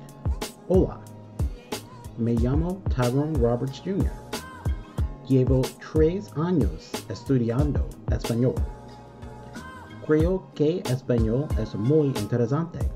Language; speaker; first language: Spanish; non-native, learner; English